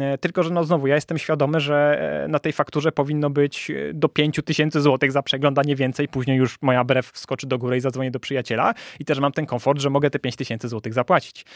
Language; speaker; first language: Polish; native; Polish